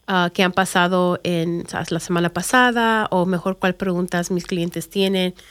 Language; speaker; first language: Spanish; early bilingual, other home language; English